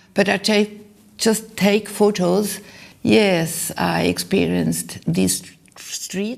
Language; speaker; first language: English; non-native, learner; German